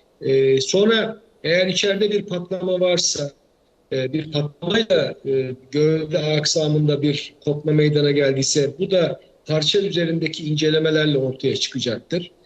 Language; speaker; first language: Turkish; native; Turkish